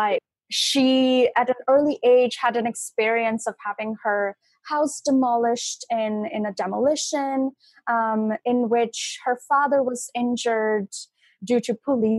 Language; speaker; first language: English; non-native, local second language; Bangla